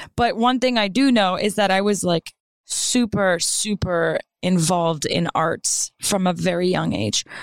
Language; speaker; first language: English; non-native, fluent; French